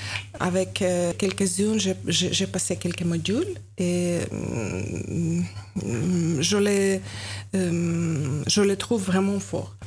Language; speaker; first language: French; non-native, learner; Ukrainian